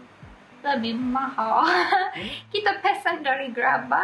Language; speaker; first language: Indonesian; non-native, learner; English